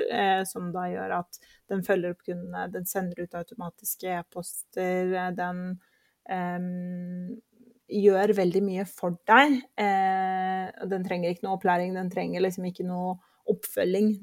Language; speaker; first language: Norwegian; early bilingual, heritage; Norwegian